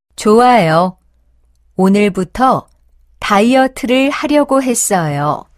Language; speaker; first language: Korean; native; Korean